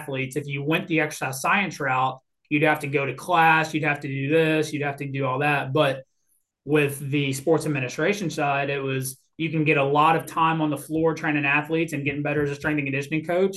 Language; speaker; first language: English; native; English